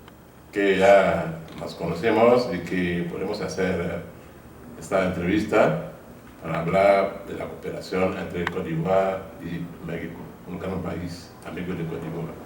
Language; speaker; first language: Spanish; non-native, fluent; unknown